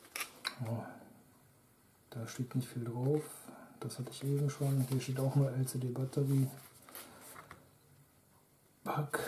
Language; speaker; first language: German; native; German